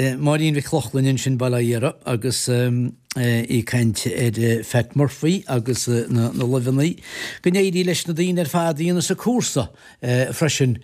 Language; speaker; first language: Irish; native; Irish